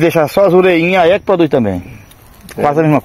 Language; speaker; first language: Portuguese; native; Portuguese